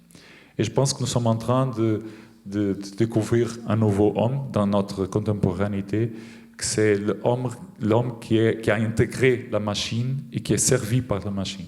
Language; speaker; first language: French; non-native, fluent; Portuguese